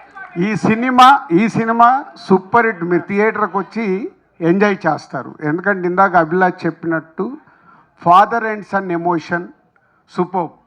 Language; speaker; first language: Telugu; native; Telugu